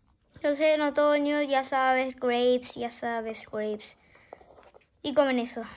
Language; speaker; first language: Spanish; early bilingual, heritage; Spanish